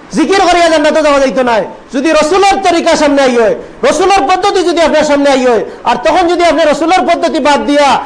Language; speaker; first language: Bangla; native; Bangla